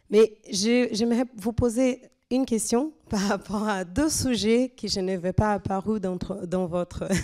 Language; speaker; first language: French; non-native, fluent; Portuguese